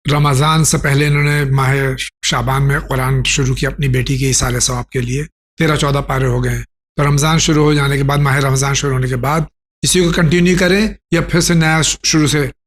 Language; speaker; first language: Urdu; native; Urdu